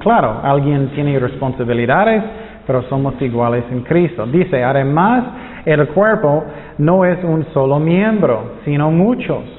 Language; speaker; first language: Spanish; non-native, fluent; English